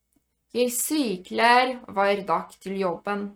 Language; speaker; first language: Norwegian; non-native, fluent; Polish